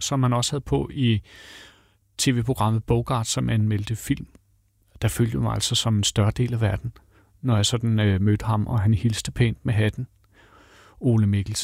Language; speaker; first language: Danish; native; Danish